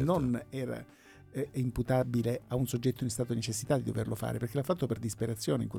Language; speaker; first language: Italian; native; Italian